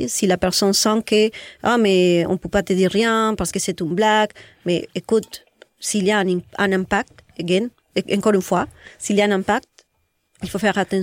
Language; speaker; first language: French; non-native, fluent; Spanish